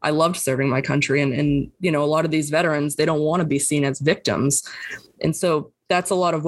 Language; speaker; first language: English; native; English